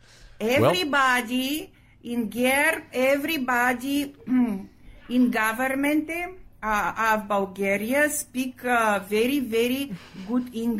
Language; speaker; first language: English; non-native, learner; Bulgarian